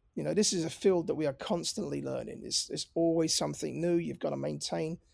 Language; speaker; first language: English; native; English